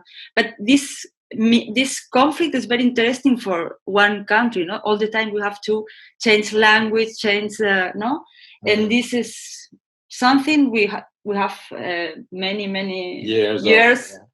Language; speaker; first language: English; non-native, learner; Spanish